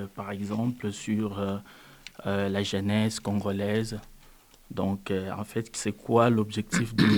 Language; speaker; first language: French; non-native, local second language; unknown